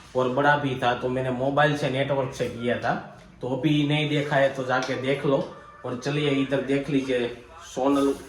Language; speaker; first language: Hindi; non-native, local second language; Gujarati